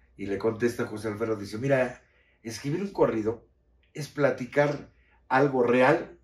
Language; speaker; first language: Spanish; native; Spanish